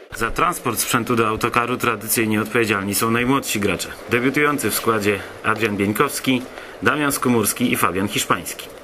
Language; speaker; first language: Polish; native; Polish